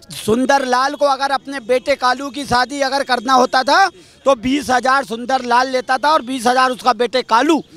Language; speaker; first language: Hindi; native; Hindi